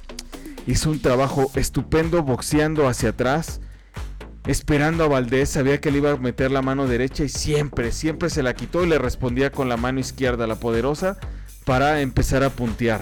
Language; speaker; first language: Spanish; native; Spanish